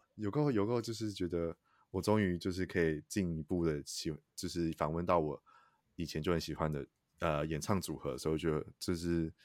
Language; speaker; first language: Chinese; native; Chinese